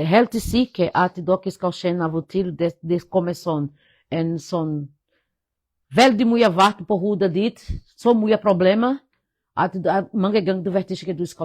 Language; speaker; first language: Norwegian; non-native, fluent; Portuguese